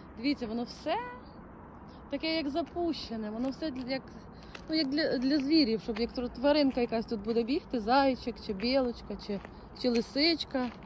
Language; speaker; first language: Ukrainian; non-native, local second language; Russian